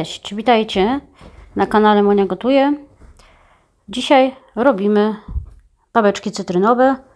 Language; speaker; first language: Polish; native; Polish